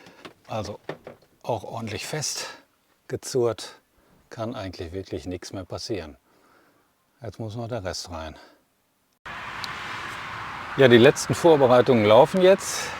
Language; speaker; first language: German; native; German